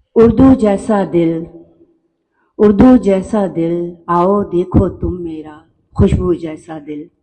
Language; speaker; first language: Urdu; native; Urdu